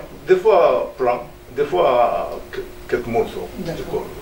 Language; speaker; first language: French; non-native, learner; Japanese